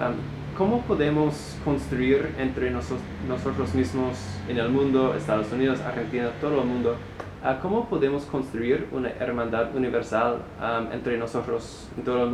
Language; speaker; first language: Spanish; non-native, learner; English